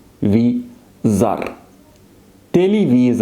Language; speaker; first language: Russian; non-native, fluent; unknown